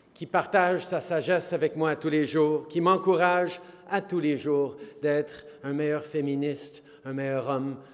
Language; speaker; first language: French; native; French